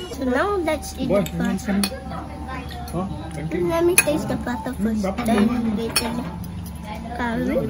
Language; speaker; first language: English; non-native, local second language; Malay